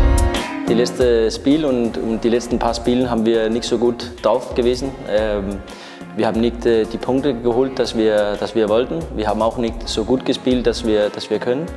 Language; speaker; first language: German; non-native, learner; Danish